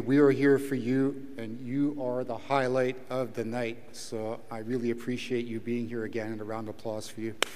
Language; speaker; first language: English; early bilingual, other home language; French